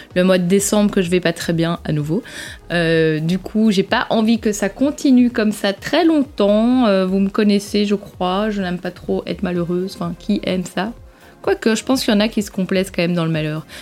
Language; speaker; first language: French; native; French